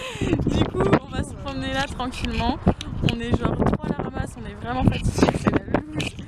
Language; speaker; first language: French; native; French